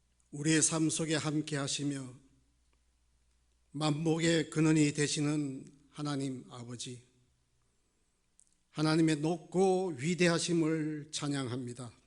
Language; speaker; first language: Korean; native; Korean